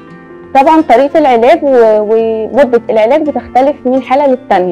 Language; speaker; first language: Arabic; native; Arabic